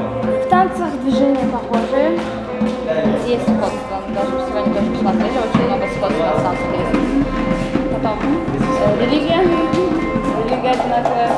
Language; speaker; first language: Russian; non-native, fluent; Azerbaijani